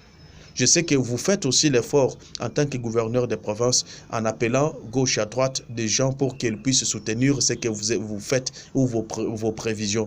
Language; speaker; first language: French; non-native, local second language; Luba-Lulua